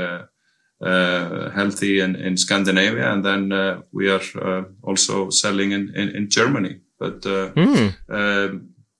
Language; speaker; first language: English; non-native, fluent; Icelandic